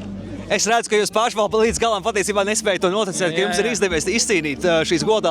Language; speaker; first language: Latvian; native; Latvian